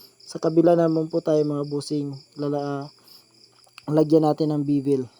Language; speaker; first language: Filipino; non-native, local second language; Cebuano